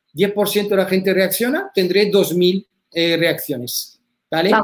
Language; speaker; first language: Spanish; early bilingual, heritage; French